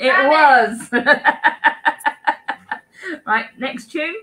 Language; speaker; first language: English; native; English